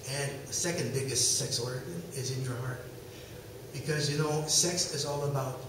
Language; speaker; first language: English; non-native, local second language; French